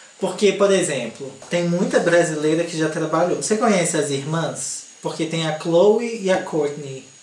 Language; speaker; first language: Portuguese; native; Portuguese